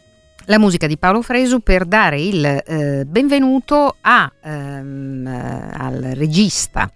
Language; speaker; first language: Italian; native; Italian